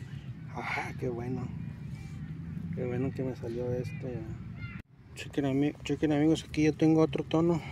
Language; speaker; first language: Spanish; native; Spanish